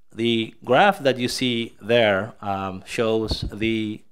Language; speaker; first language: English; non-native, fluent; Somali